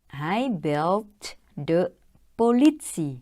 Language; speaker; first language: Dutch; non-native, learner; Thai